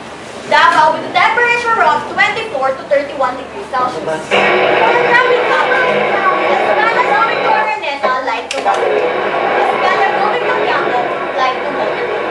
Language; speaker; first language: English; non-native, local second language; Filipino